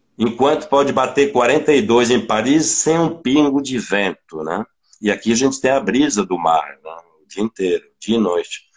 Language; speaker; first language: Portuguese; non-native, fluent; French